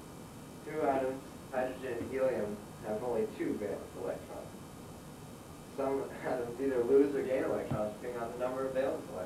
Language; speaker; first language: English; native; English